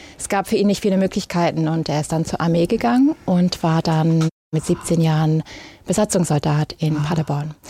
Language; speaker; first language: German; early bilingual, other home language; English